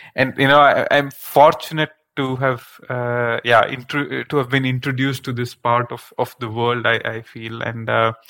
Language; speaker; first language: English; non-native, local second language; Kannada